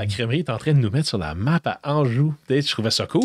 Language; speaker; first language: French; native; French